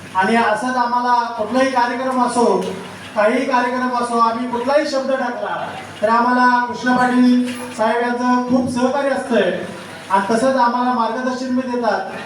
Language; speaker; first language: Marathi; native; Marathi